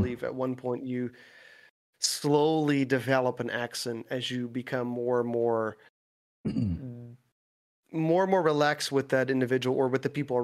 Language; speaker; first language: English; non-native, fluent; Dutch